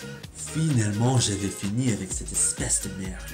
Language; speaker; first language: French; non-native, learner; English